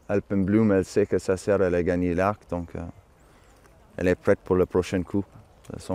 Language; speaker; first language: French; non-native, fluent; English